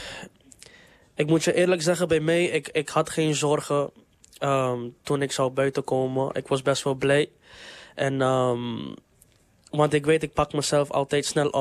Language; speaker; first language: Dutch; non-native, local second language; English